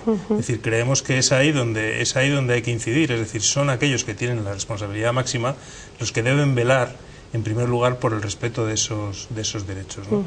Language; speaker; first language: Spanish; native; Spanish